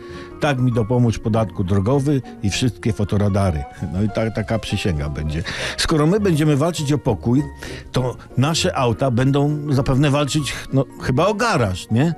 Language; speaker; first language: Polish; native; Polish